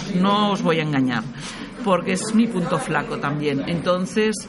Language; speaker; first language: Spanish; native; Spanish